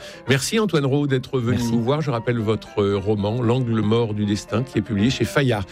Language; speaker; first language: French; native; French